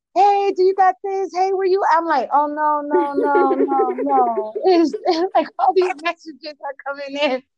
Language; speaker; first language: English; early bilingual, other home language; Spanish